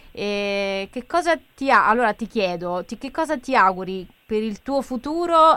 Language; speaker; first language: Italian; native; Italian